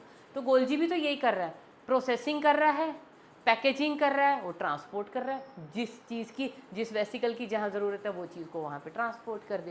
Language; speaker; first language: Hindi; native; Hindi